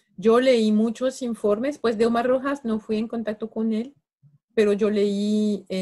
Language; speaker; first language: Spanish; non-native, fluent; French